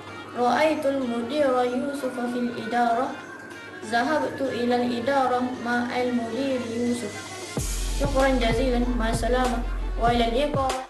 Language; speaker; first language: Arabic; non-native, learner; Malay